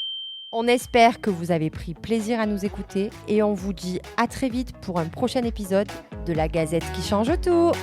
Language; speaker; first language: French; native; French